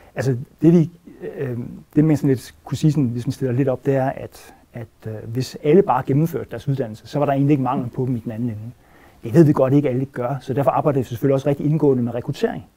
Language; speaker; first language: Danish; native; Danish